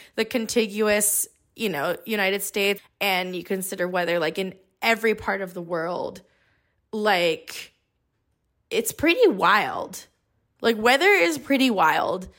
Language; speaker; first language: English; native; English